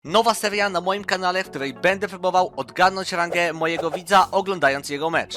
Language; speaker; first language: Polish; native; Polish